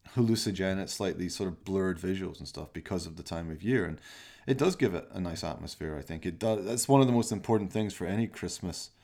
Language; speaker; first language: English; native; English